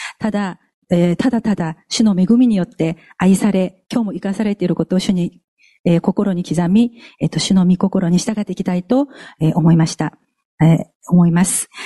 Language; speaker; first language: Japanese; non-native, fluent; Korean